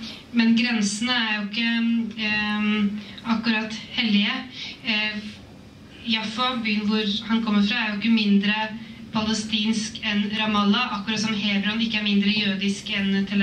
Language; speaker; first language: Norwegian; native; Norwegian